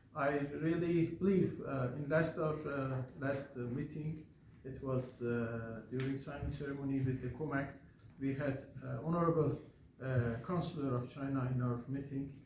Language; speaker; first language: English; non-native, fluent; Turkish